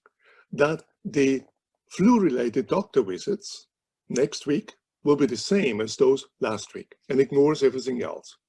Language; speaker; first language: English; non-native, fluent; German